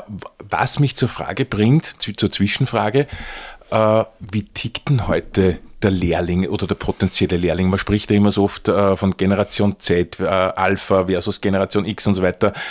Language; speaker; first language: German; native; German